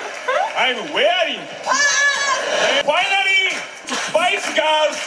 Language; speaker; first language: English; non-native, learner; Japanese